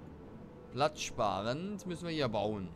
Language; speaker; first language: German; native; German